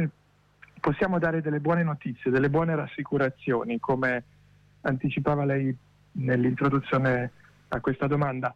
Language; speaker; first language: Italian; native; Italian